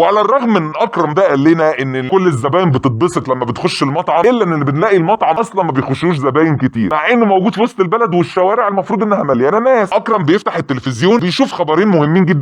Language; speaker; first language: Arabic; native; Arabic